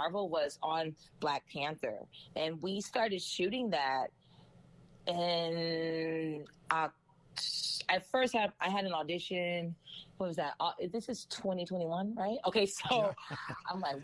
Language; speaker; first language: English; native; English